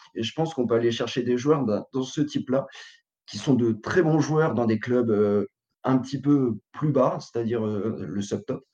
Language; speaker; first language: French; native; French